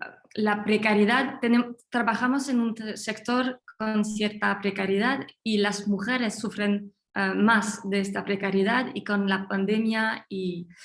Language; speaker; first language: Spanish; non-native, fluent; French